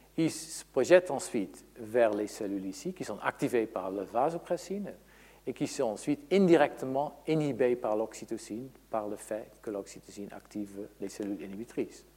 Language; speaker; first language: French; non-native, fluent; Dutch